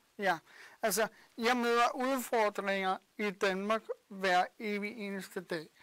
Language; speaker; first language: Danish; early bilingual, other home language; Bosnian